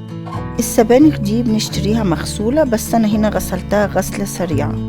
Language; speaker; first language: Arabic; native; Arabic